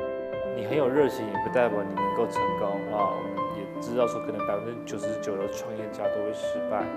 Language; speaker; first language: Chinese; native; Chinese